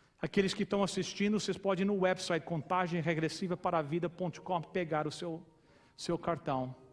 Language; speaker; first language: Portuguese; non-native, fluent; English